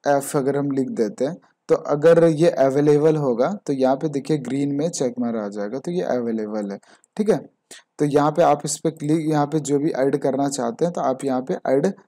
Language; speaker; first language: Hindi; native; Hindi